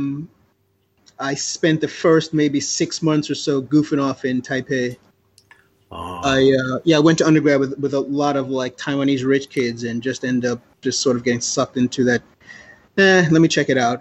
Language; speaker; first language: English; native; English